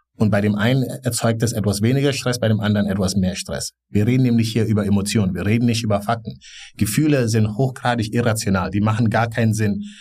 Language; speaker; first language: German; non-native, fluent; Wolof